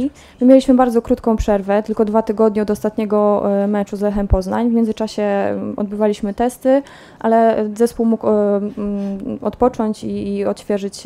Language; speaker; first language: Polish; native; Polish